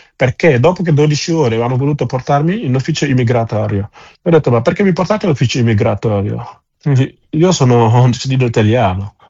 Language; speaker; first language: Italian; non-native, fluent; Wolof